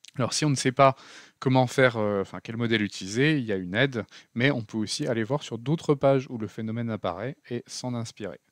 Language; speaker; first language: French; native; French